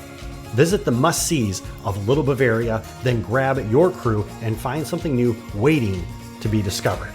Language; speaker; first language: English; native; English